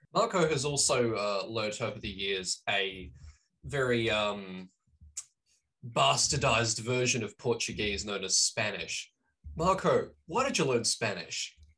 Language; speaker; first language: English; native; English